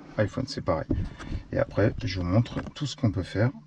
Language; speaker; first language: French; native; French